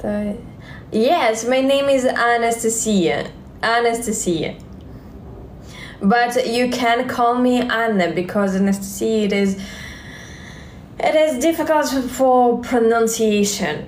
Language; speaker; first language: English; non-native, learner; Russian